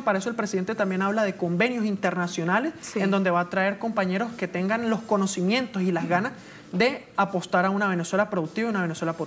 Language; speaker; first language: Spanish; native; Spanish